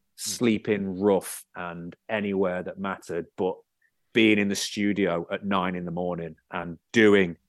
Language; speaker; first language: English; native; English